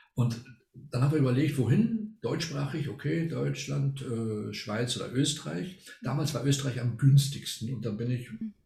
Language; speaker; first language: German; non-native, fluent; Spanish